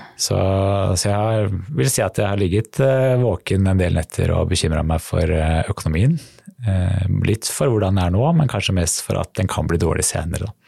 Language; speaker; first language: Norwegian; native; Norwegian